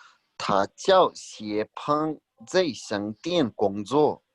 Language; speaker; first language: Chinese; non-native, fluent; Urdu